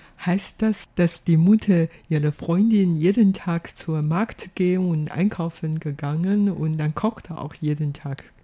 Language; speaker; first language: German; non-native, fluent; Chinese